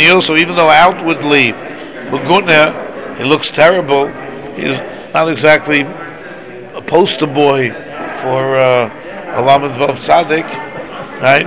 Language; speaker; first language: English; native; English